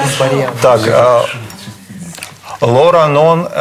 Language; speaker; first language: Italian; non-native, learner; Russian